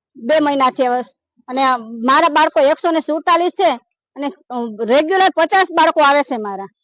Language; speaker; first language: Gujarati; native; Gujarati